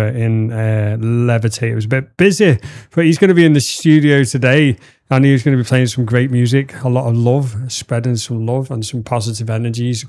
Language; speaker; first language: English; native; English